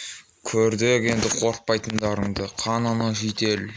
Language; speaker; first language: Kazakh; native; Kazakh